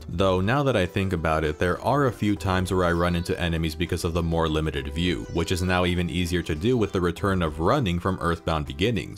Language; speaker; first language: English; native; English